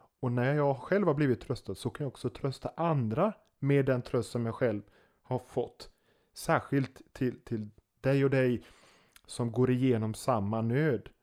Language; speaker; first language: Swedish; native; Swedish